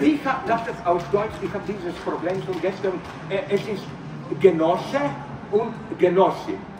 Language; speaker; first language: German; non-native, learner; Slovenian